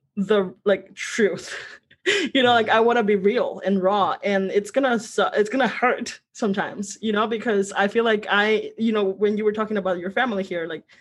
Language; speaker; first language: English; early bilingual, other home language; Spanish